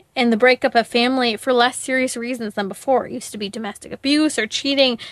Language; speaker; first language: English; native; English